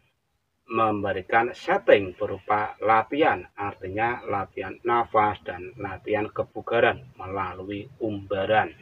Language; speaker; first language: Indonesian; native; Indonesian